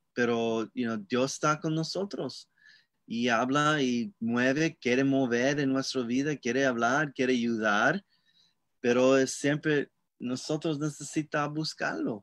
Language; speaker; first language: Spanish; non-native, learner; English